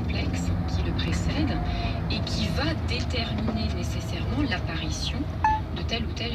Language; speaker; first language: French; native; French